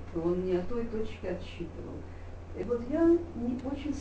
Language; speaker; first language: Russian; native; Russian